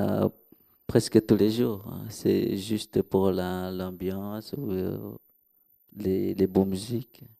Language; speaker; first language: French; non-native, local second language; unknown